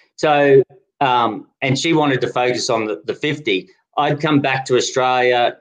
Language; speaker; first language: English; native; English